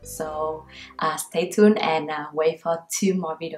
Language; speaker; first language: English; non-native, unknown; Vietnamese